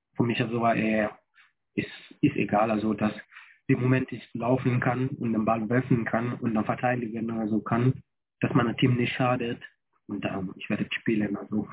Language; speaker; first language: German; non-native, fluent; French